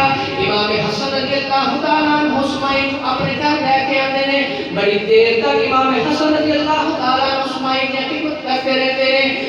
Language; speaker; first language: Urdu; non-native, local second language; Punjabi